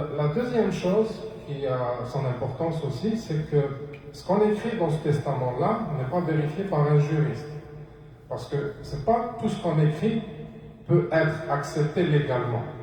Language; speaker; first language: French; non-native, local second language; Arabic